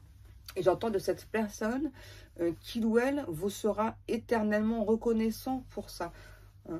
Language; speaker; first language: French; native; French